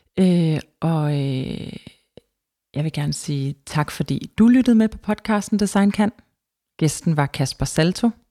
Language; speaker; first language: Danish; native; Danish